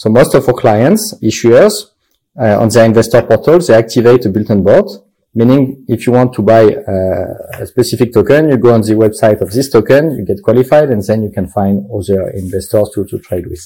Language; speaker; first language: English; non-native, fluent; French